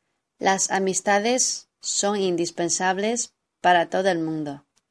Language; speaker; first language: Spanish; non-native, fluent; Chinese